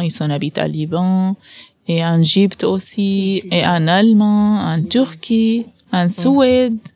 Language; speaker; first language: French; non-native, learner; Arabic